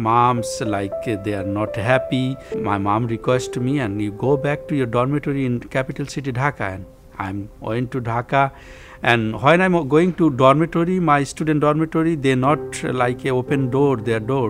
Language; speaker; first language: English; non-native, local second language; Bangla